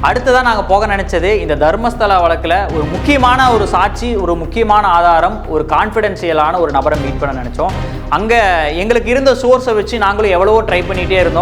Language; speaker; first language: Tamil; native; Tamil